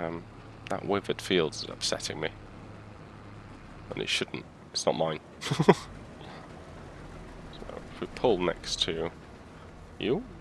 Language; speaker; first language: English; native; English